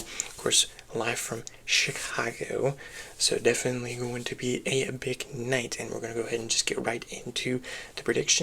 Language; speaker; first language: English; native; English